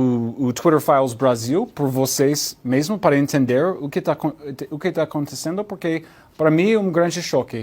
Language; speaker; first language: Portuguese; non-native, learner; English